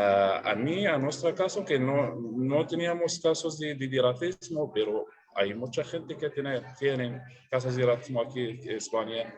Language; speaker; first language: Spanish; non-native, learner; Arabic